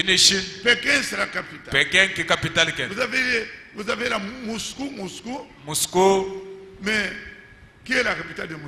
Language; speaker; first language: French; non-native, local second language; Luba-Lulua